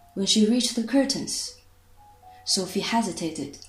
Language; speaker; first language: English; non-native, fluent; Chinese